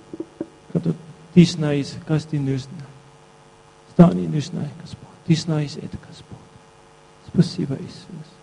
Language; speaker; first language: Russian; non-native, learner; English